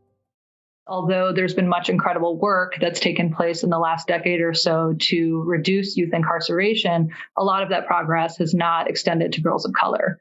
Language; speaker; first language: English; early bilingual, other home language; Persian